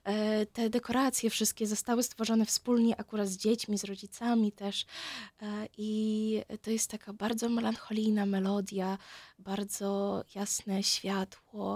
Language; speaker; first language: Polish; non-native, fluent; Ukrainian